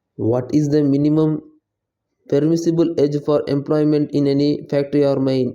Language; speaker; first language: English; non-native, local second language; Tamil